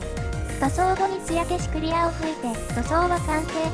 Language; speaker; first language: Japanese; native; Japanese